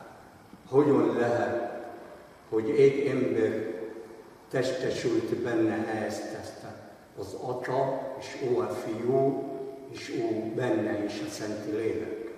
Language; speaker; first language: Hungarian; non-native, fluent; Arabic